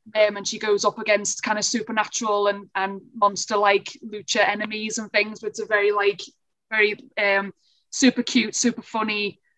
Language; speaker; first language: English; native; English